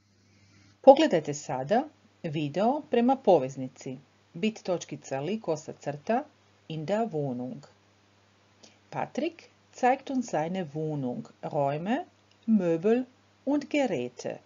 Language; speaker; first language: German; non-native, fluent; Croatian